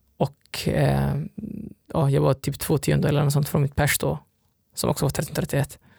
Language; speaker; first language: Swedish; early bilingual, other home language; Somali